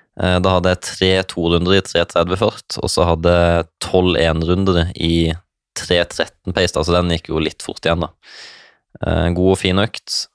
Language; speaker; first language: Norwegian; native; Norwegian